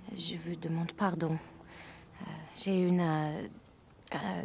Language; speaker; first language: French; non-native, fluent; English